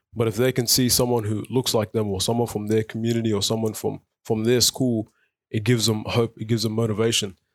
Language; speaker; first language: English; early bilingual, other home language; Arabic